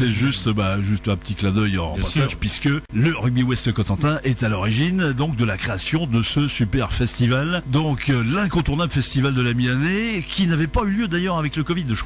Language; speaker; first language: French; native; French